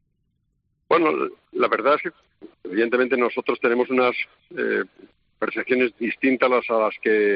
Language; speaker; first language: Spanish; native; Spanish